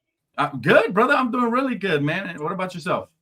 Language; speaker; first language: English; native; English